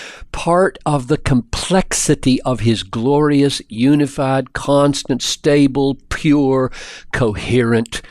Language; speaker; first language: English; native; English